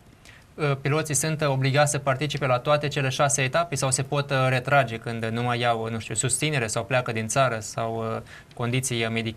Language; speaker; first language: Romanian; native; Romanian